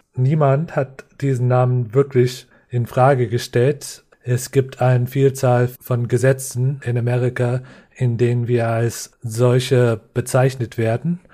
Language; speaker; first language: German; non-native, fluent; English